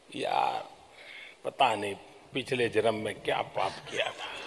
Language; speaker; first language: Hindi; non-native, local second language; Gujarati